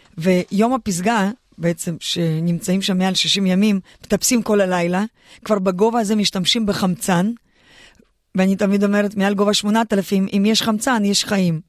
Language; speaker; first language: Hebrew; non-native, fluent; Russian